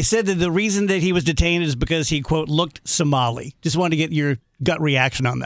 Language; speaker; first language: English; native; English